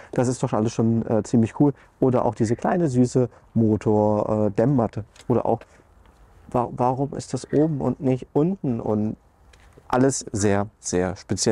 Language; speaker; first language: German; native; German